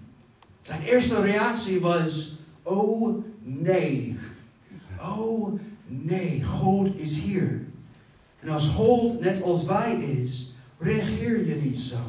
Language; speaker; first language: Dutch; non-native, fluent; English